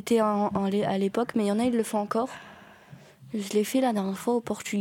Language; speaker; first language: French; native; French